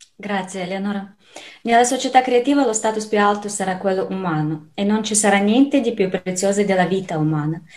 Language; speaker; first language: Italian; non-native, fluent; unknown